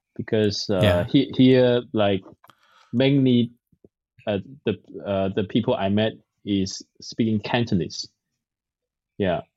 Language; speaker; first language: English; non-native, local second language; Cantonese